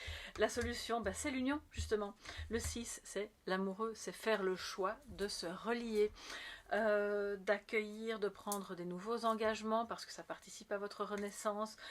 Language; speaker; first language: French; native; French